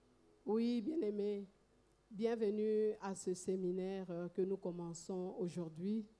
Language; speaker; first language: French; non-native, local second language; Lingala